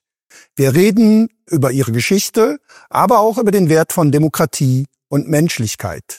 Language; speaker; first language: German; native; German